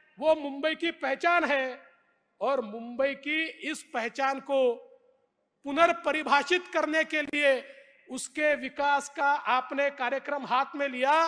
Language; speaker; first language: Hindi; non-native, local second language; Marathi